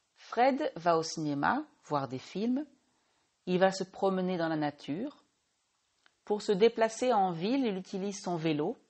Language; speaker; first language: French; native; French